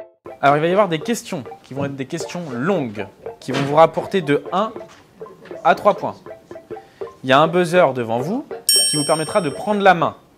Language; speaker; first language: French; native; French